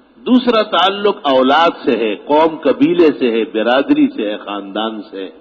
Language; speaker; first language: Urdu; non-native, local second language; Pashto